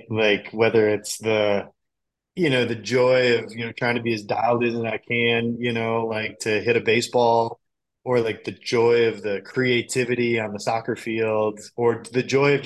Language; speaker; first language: English; native; English